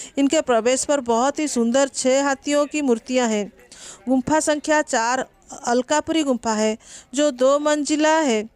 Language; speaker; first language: Hindi; non-native, local second language; Odia